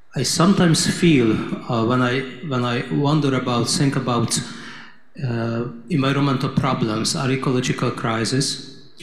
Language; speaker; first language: English; non-native, fluent; Hungarian